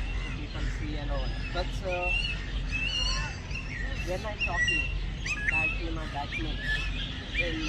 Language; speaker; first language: English; non-native, learner; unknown